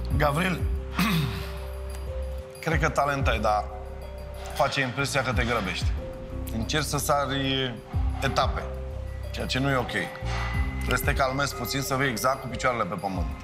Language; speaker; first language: Romanian; native; Romanian